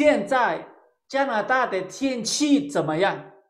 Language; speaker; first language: Chinese; non-native, fluent; Spanish